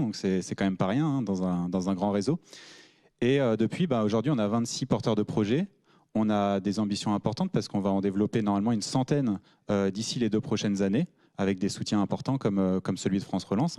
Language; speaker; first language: French; native; French